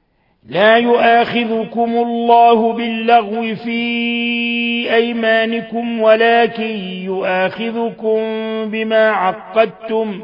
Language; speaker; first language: Arabic; native; Arabic